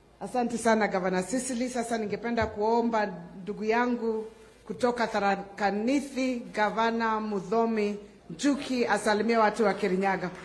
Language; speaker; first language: Swahili; non-native, local second language; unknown